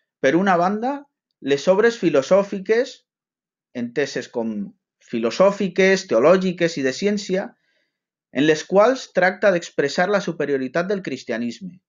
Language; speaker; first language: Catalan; non-native, local second language; Spanish